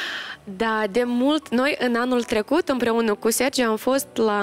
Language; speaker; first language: Romanian; non-native, local second language; Russian